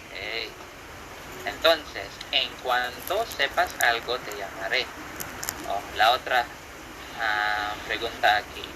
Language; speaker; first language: Spanish; non-native, fluent; Filipino